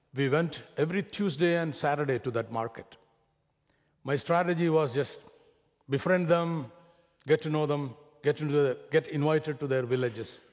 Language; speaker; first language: English; non-native, local second language; Malayalam